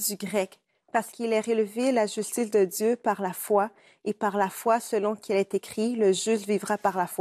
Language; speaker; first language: French; native; French